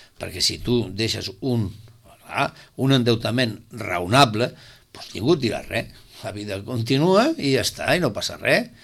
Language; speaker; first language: Catalan; native; Catalan